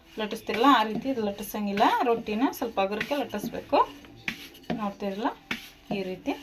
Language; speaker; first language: Kannada; native; Kannada